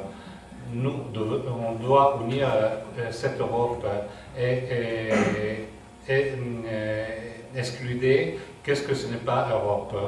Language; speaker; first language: French; non-native, fluent; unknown